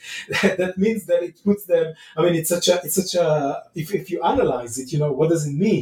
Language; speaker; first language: English; non-native, fluent; Hebrew